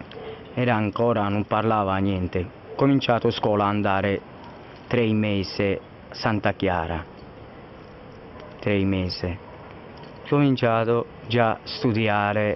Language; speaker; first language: Italian; non-native, learner; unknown